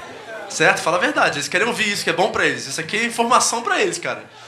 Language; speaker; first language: Portuguese; native; Portuguese